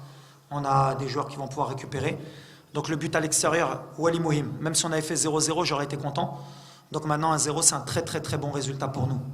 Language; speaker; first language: French; native; French